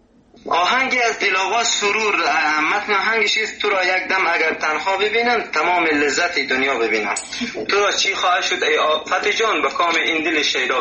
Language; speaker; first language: Persian; native; Persian